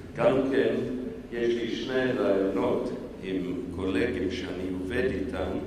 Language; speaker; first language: Hebrew; non-native, fluent; English